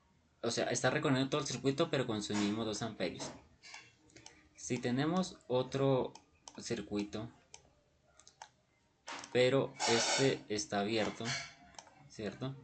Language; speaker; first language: Spanish; native; Spanish